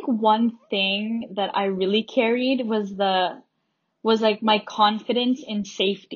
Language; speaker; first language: English; native; English